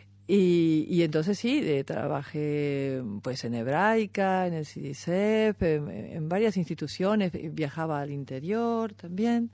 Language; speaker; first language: Spanish; native; Spanish